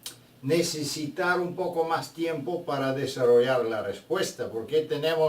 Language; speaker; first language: Spanish; non-native, fluent; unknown